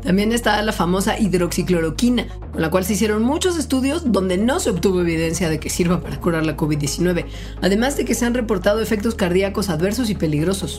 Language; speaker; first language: Spanish; native; Spanish